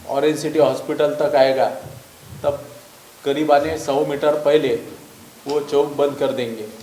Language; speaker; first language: Hindi; non-native, local second language; Marathi